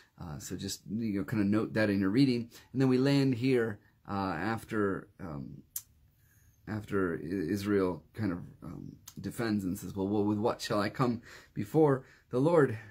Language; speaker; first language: English; native; English